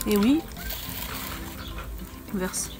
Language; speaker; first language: French; native; French